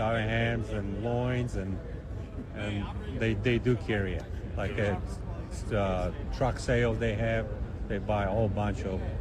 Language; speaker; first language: English; non-native, fluent; Polish